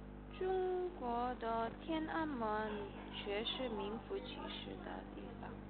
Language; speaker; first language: Chinese; non-native, learner; Korean